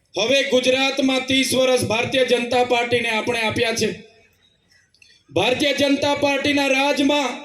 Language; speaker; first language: Gujarati; non-native, local second language; Vasavi